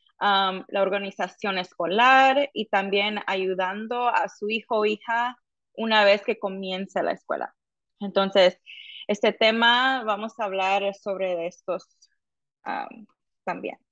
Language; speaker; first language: Spanish; early bilingual, heritage; Spanish